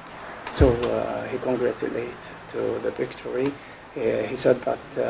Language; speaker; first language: English; non-native, learner; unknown